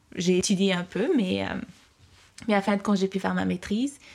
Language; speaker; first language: French; early bilingual, heritage; French